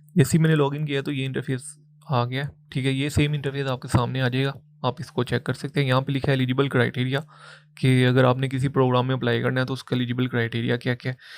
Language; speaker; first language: Urdu; non-native, local second language; Punjabi